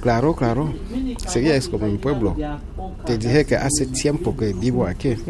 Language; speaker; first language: Spanish; non-native, fluent; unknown